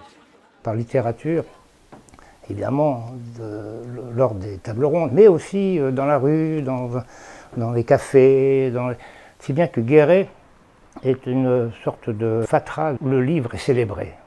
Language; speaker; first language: French; native; French